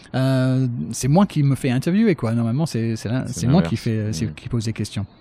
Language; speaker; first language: French; non-native, fluent; English